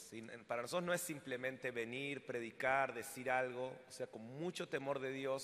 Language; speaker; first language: Spanish; native; Spanish